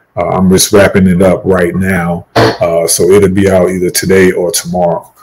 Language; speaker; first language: English; native; English